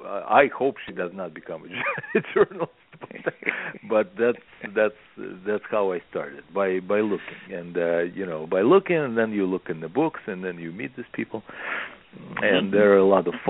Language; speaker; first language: English; non-native, fluent; Russian